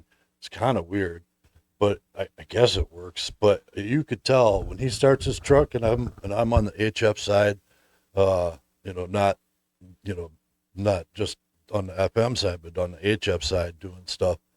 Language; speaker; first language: English; native; English